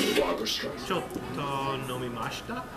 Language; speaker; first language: Japanese; non-native, learner; English